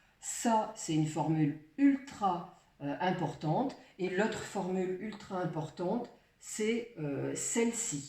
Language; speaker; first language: French; native; French